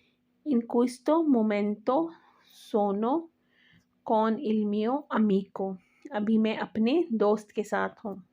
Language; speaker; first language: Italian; non-native, learner; Urdu